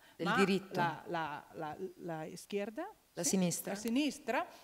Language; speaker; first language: Italian; non-native, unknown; Catalan